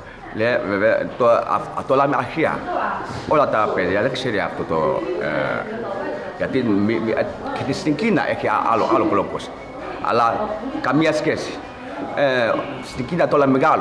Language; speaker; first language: Greek; non-native, learner; Chinese